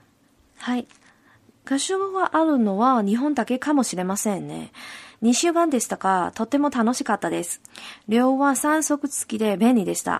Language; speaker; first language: Japanese; non-native, fluent; Cantonese